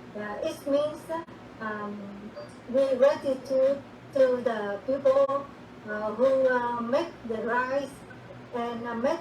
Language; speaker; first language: English; non-native, learner; Vietnamese